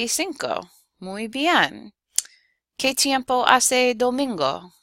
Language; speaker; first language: Spanish; non-native, fluent; English